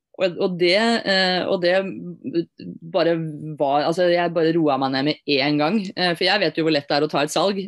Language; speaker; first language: Norwegian; native; Norwegian